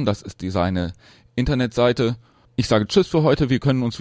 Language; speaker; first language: German; native; German